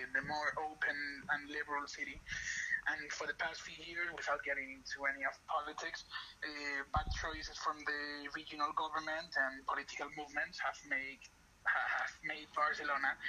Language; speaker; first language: English; non-native, fluent; Spanish